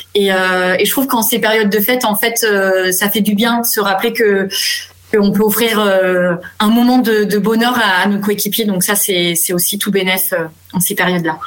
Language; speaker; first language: French; native; French